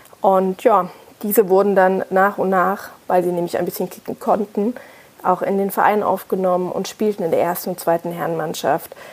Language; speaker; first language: German; native; German